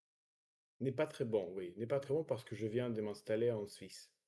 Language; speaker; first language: French; non-native, learner; Russian